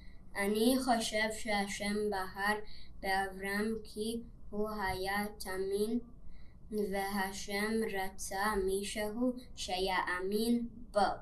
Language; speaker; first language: Hebrew; non-native, learner; English